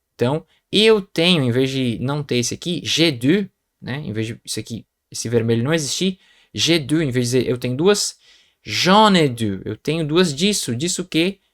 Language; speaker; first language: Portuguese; native; Portuguese